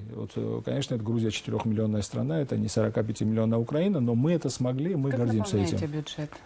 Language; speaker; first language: Russian; non-native, local second language; Georgian